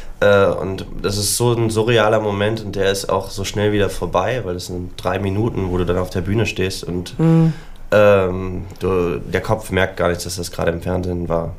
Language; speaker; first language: German; native; German